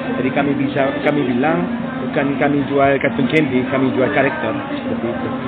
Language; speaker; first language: Indonesian; non-native, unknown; Korean